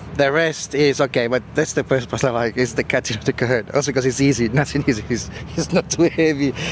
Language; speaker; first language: English; non-native, fluent; Italian